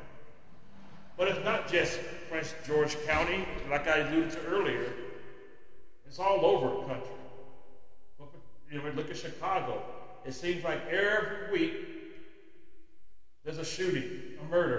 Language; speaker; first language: English; native; English